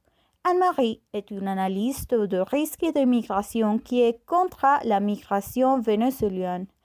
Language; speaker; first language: French; non-native, learner; Spanish